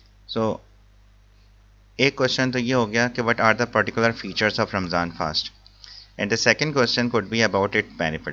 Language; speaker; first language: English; non-native, local second language; Urdu